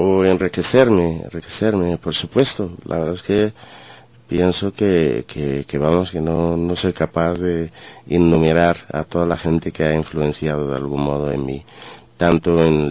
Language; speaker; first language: Spanish; non-native, fluent; Arabic